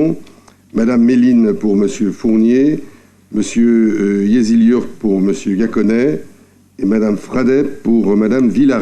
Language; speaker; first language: French; native; French